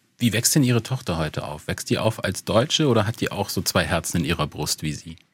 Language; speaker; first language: German; native; German